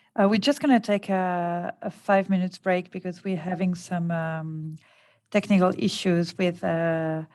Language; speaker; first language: English; non-native, fluent; French